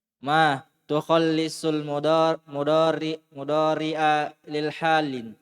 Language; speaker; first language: Arabic; non-native, learner; Indonesian